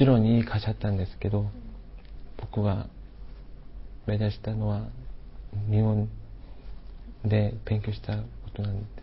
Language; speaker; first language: Japanese; non-native, fluent; Korean